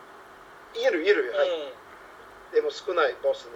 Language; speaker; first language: Japanese; non-native, learner; English